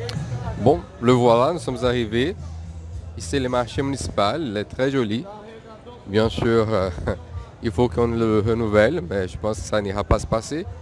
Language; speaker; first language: French; non-native, fluent; Portuguese